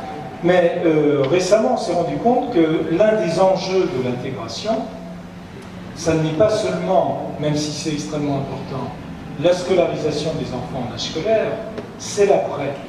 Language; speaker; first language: French; native; French